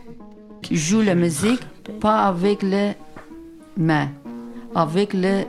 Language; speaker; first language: French; non-native, learner; Kurdish